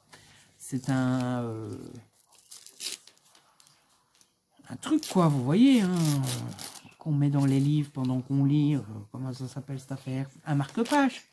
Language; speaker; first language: French; native; French